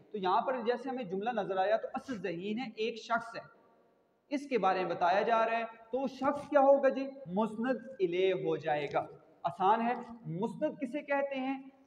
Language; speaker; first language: Urdu; non-native, local second language; Punjabi